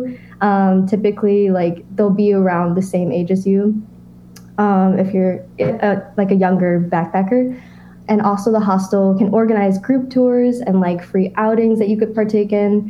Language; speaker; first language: English; native; English